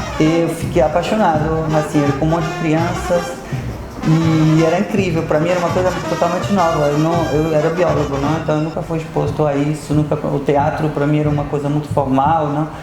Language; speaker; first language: Portuguese; non-native, fluent; Arabic